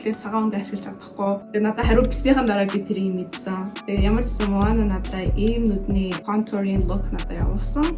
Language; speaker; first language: Mongolian; early bilingual, heritage; Mongolian